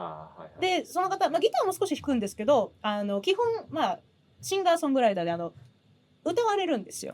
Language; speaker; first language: Japanese; native; Japanese